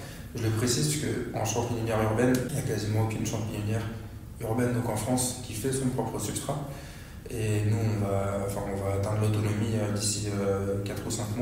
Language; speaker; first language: French; native; French